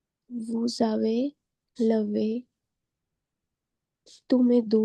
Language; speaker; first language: French; non-native, learner; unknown